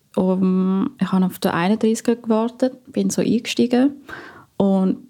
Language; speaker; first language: German; non-native, fluent; Filipino